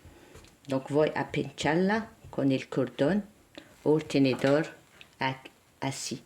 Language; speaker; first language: Spanish; non-native, learner; Arabic